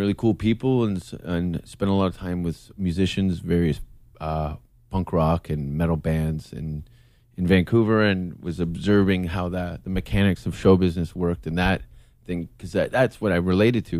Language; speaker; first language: English; native; English